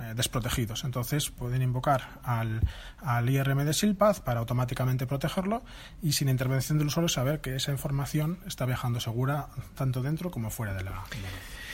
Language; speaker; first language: Spanish; native; Spanish